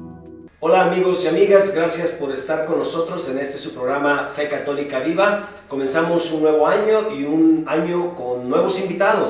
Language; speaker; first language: Spanish; native; Spanish